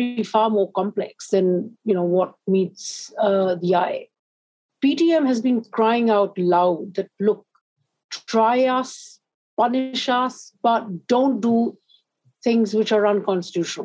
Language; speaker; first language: English; non-native, local second language; Urdu